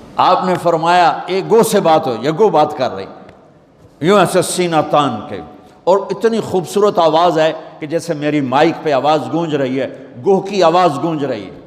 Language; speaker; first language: Urdu; non-native, local second language; Punjabi